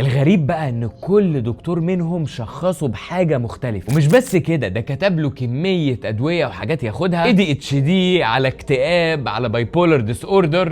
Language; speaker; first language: Arabic; native; Arabic